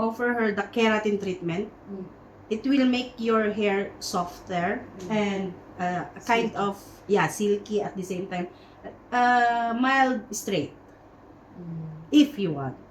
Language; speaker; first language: English; non-native, local second language; Filipino